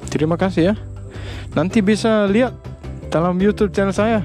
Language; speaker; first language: Indonesian; non-native, learner; Danish